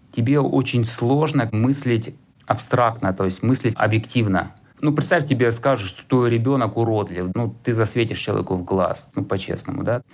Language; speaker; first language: Russian; native; Russian